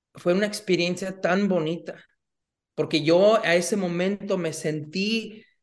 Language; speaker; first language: Spanish; early bilingual, heritage; Spanish